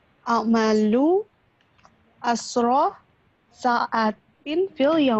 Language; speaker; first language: Arabic; non-native, learner; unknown